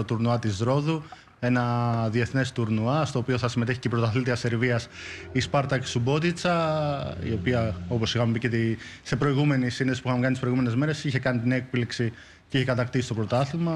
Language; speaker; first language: Greek; native; Greek